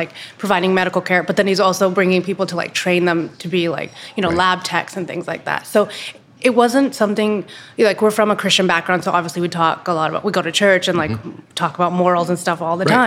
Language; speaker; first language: English; non-native, local second language; Urdu